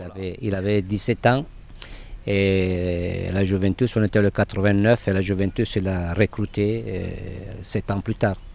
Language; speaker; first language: French; non-native, fluent; Italian